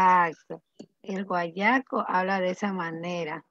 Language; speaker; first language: Spanish; native; Spanish